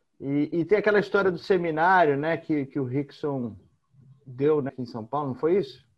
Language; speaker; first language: Portuguese; native; Portuguese